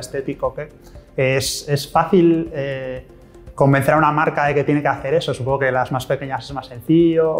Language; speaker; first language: Spanish; native; Spanish